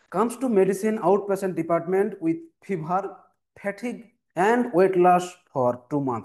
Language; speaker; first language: English; non-native, local second language; Bangla